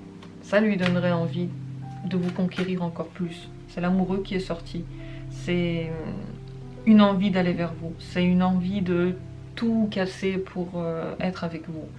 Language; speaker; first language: French; native; French